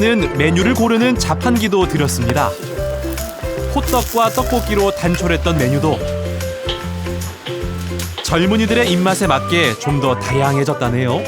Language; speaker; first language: Korean; native; Korean